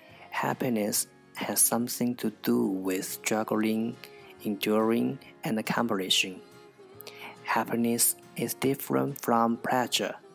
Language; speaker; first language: English; non-native, fluent; Chinese